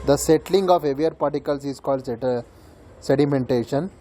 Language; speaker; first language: English; non-native, local second language; Kannada